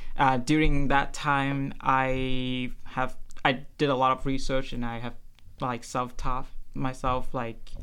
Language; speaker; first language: English; non-native, fluent; Vietnamese